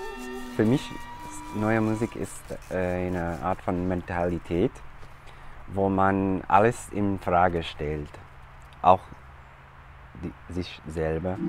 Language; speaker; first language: German; non-native, fluent; English